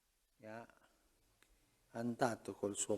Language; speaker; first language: Italian; non-native, fluent; Spanish